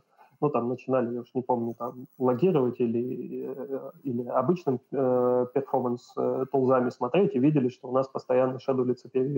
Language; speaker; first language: Russian; native; Russian